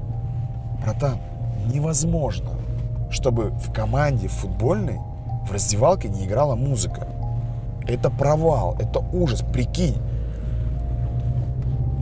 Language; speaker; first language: Russian; native; Russian